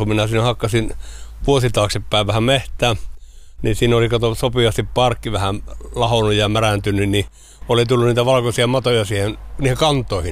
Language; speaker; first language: Finnish; native; Finnish